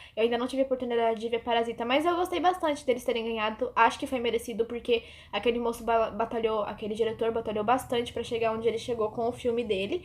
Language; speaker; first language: Portuguese; native; Portuguese